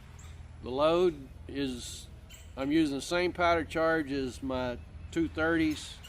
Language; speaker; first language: English; native; English